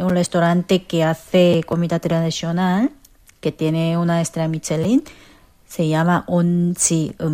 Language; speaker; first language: Spanish; non-native, fluent; Korean